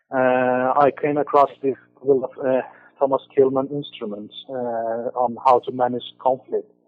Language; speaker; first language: English; non-native, fluent; Persian